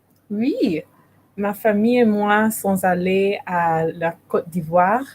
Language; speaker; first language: French; non-native, learner; English